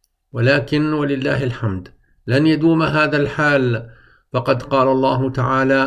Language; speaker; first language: Arabic; native; Arabic